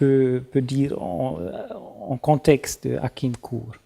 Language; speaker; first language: French; non-native, learner; German